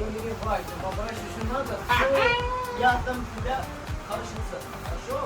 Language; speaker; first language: Russian; non-native, learner; Arabic